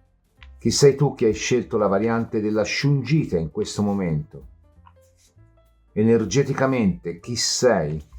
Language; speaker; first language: Italian; native; Italian